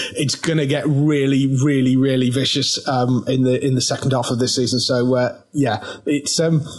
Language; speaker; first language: English; native; English